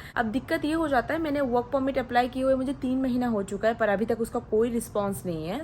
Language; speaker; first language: Hindi; non-native, local second language; Odia